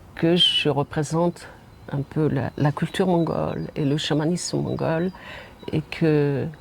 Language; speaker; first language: French; non-native, fluent; Mongolian